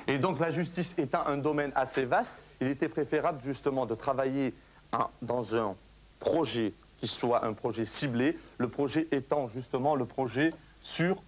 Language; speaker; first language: French; native; French